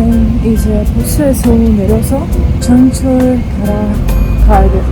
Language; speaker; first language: Korean; non-native, learner; Ukrainian